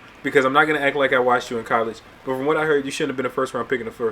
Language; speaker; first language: English; native; English